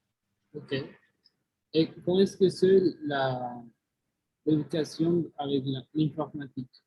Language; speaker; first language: French; non-native, learner; Spanish